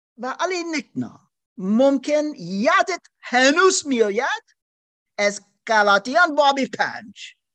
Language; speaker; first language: Persian; non-native, learner; German